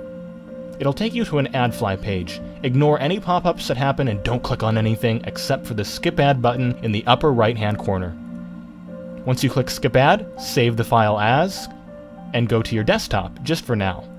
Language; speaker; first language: English; native; English